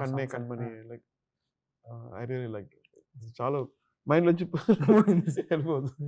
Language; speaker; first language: Telugu; non-native, learner; Tamil